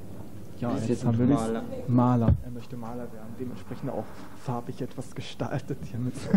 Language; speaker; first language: German; native; German